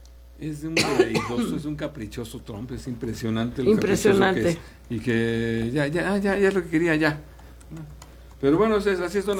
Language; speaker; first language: Spanish; native; Spanish